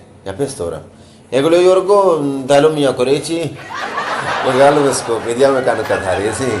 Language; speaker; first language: Greek; non-native, learner; Punjabi